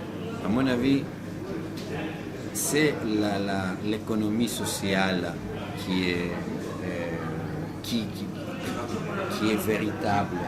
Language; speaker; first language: French; non-native, fluent; Greek